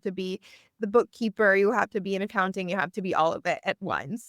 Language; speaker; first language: English; native; English